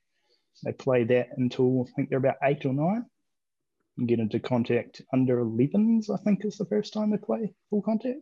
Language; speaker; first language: English; native; English